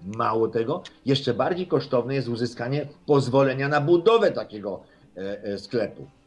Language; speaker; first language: Polish; native; Polish